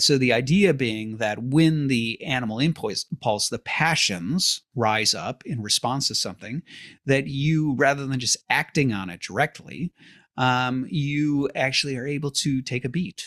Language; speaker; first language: English; native; English